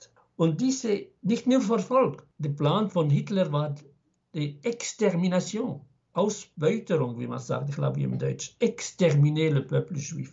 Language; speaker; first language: German; non-native, fluent; Arabic